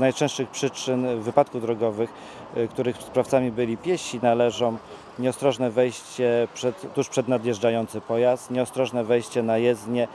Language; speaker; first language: Polish; native; Polish